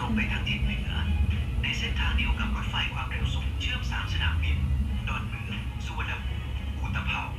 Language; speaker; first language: Thai; native; Thai